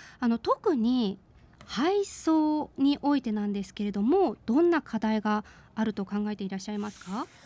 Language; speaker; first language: Japanese; native; Japanese